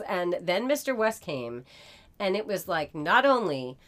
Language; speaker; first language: English; native; English